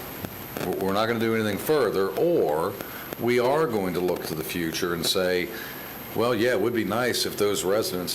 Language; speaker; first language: English; native; English